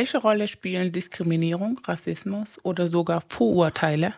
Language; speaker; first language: German; non-native, fluent; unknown